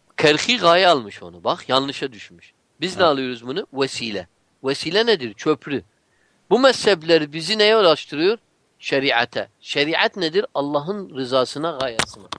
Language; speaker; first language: Turkish; non-native, fluent; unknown